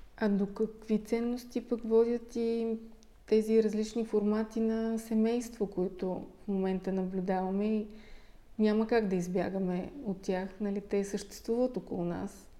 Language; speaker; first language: Bulgarian; native; Bulgarian